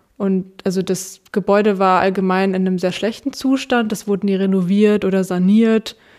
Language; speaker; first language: German; early bilingual, other home language; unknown